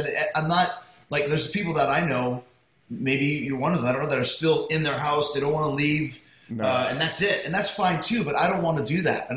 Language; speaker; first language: English; native; English